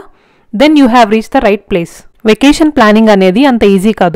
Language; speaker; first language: Telugu; native; Telugu